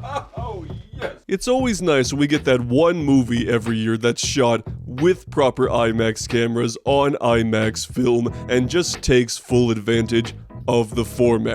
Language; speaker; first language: English; native; English